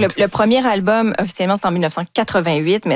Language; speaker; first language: French; native; French